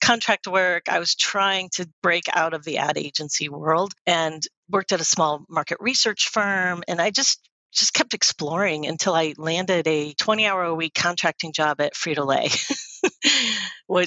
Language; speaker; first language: English; native; English